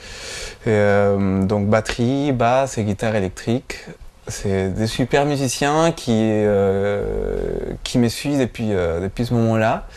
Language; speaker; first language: French; non-native, fluent; Spanish